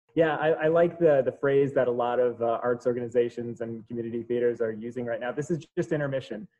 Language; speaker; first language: English; native; English